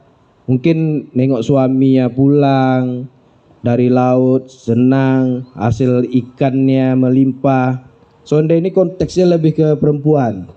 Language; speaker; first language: Indonesian; native; Indonesian